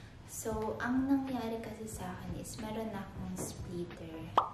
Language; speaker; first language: Filipino; native; Filipino